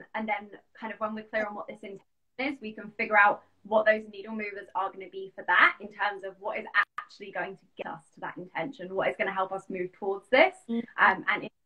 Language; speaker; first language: English; native; English